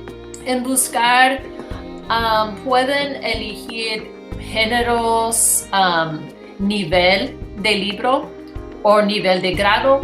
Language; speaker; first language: Spanish; non-native, fluent; English